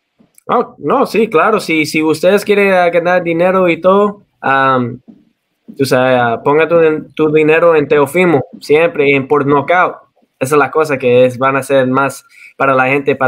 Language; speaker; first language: Spanish; early bilingual, heritage; Spanish